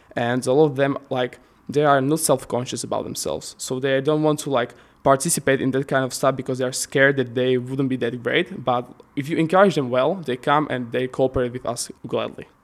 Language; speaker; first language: English; non-native, fluent; Slovak